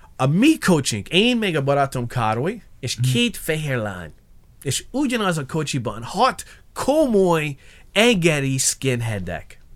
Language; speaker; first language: Hungarian; non-native, learner; English